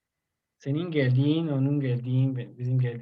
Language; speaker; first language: Turkish; non-native, learner; Spanish